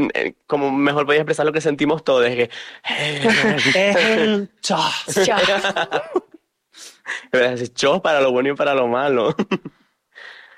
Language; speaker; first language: Spanish; native; Spanish